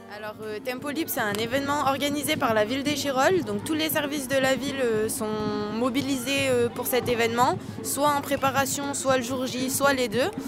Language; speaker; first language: French; native; French